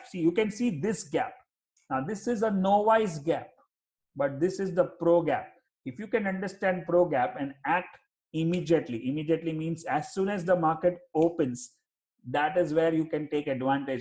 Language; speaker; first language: English; non-native, local second language; Hindi